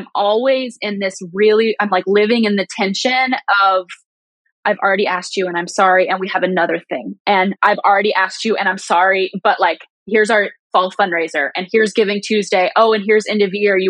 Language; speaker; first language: English; native; English